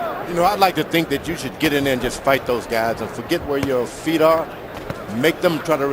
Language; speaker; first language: English; native; English